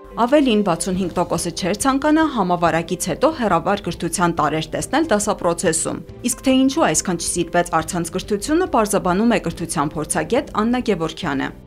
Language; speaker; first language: Armenian; native; Armenian